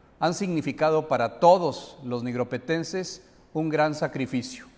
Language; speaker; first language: Spanish; native; Spanish